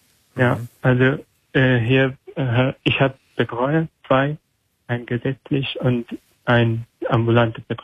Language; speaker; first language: German; non-native, learner; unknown